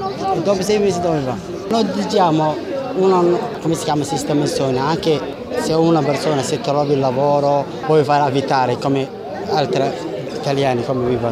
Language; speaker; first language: Italian; non-native, fluent; Somali